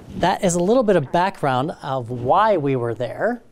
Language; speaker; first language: English; native; English